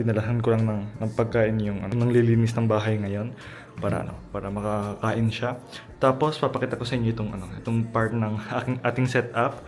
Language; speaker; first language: Filipino; early bilingual, heritage; Filipino